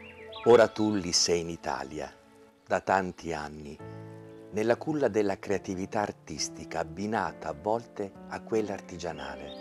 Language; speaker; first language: Italian; native; Italian